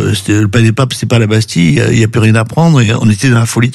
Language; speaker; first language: French; native; French